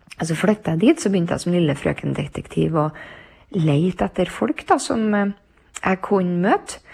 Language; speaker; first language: Norwegian; native; Norwegian